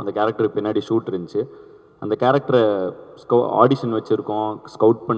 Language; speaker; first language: Tamil; native; Tamil